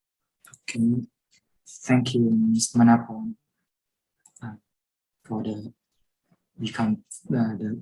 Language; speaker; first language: English; non-native, fluent; Lao